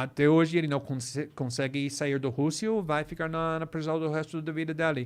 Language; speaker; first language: Portuguese; non-native, fluent; English